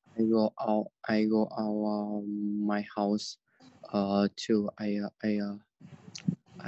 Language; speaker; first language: English; non-native, learner; Vietnamese